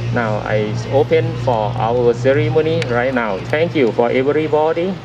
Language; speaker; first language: English; non-native, learner; Thai